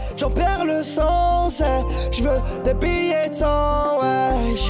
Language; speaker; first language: French; native; French